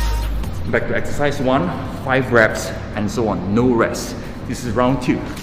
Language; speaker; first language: English; non-native, local second language; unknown